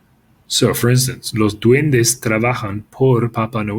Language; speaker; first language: Spanish; non-native, fluent; English